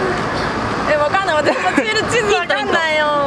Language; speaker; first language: Japanese; native; Japanese